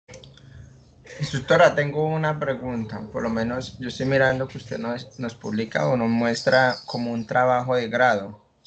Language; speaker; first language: Spanish; native; Spanish